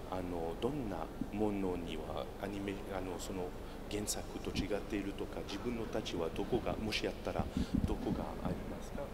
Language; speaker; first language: Japanese; non-native, fluent; French